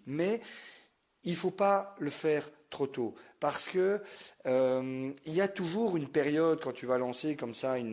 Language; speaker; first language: French; native; French